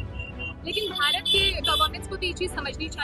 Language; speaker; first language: Hindi; native; Hindi